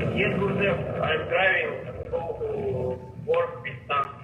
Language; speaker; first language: English; non-native, learner; Spanish